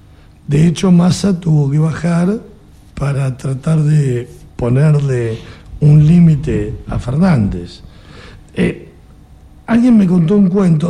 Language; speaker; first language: Spanish; native; Spanish